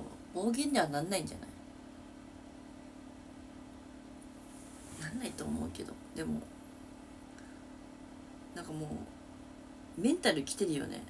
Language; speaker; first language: Japanese; native; Japanese